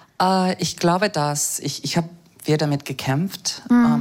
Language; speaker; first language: German; non-native, fluent; English